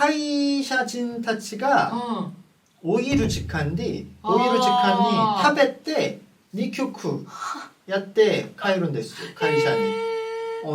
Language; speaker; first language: Japanese; non-native, fluent; Korean